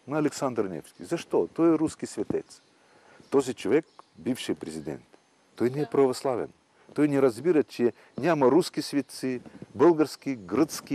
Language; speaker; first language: Bulgarian; non-native, fluent; Russian